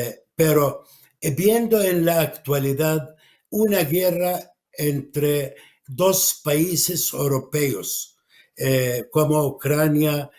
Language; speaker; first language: Spanish; non-native, fluent; Arabic